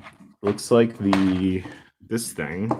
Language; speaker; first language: English; native; English